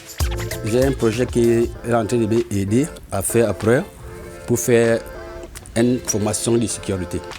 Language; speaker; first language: French; non-native, learner; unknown